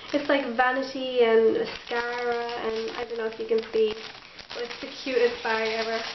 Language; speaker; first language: English; native; English